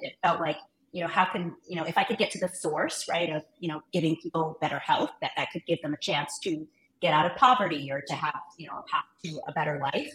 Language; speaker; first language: English; early bilingual, other home language; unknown